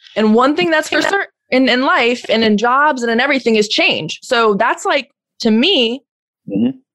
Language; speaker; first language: English; native; English